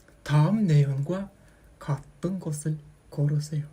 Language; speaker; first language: Korean; non-native, fluent; Kazakh